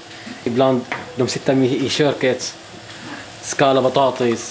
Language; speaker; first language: Swedish; non-native, learner; Arabic